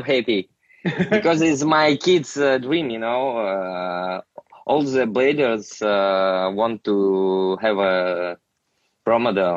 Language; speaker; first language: English; non-native, learner; Russian